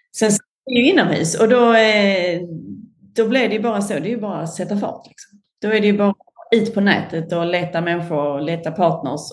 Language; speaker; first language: Swedish; native; Swedish